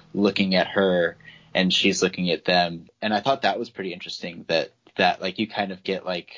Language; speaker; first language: English; native; English